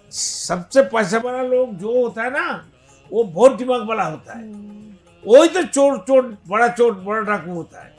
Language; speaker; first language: Hindi; non-native, local second language; Bangla